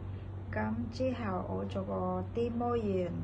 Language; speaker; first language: Cantonese; non-native, fluent; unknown